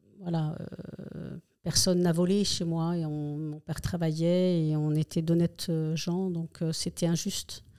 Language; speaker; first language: French; early bilingual, other home language; Spanish